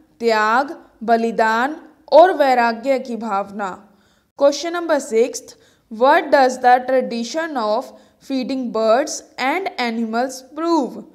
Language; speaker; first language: Hindi; native; Hindi